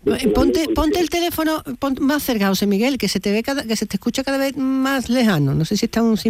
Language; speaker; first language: Spanish; native; Spanish